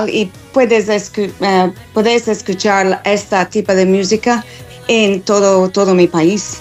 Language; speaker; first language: Spanish; non-native, fluent; English